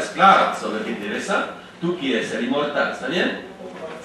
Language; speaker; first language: Spanish; non-native, fluent; French